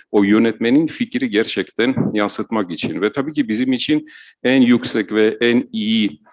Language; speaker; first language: Turkish; non-native, fluent; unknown